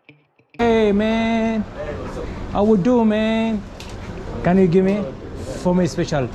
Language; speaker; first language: English; non-native, learner; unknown